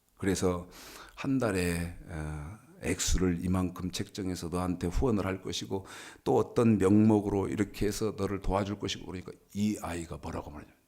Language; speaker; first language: Korean; native; Korean